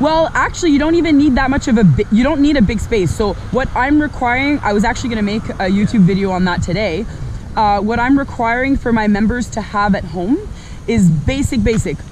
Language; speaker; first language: English; non-native, fluent; French